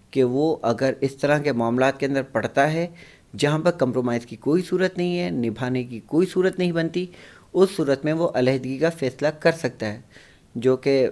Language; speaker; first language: Urdu; native; Urdu